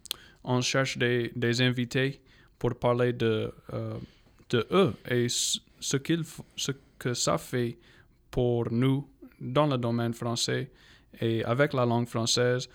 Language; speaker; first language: French; non-native, local second language; English